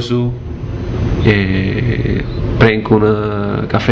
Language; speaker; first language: Catalan; non-native, learner; Arabic